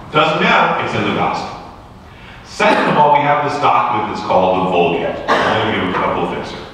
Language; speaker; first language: English; native; English